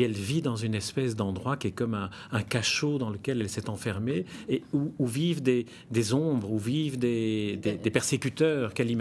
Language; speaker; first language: French; native; French